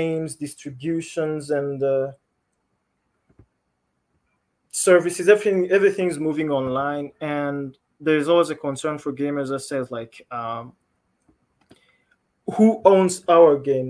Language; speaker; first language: English; non-native, local second language; Kinyarwanda